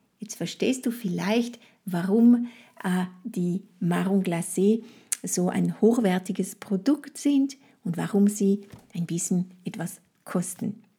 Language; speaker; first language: German; non-native, fluent; French